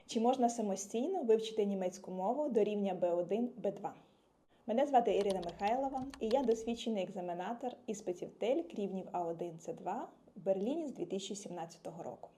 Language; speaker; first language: Ukrainian; native; Ukrainian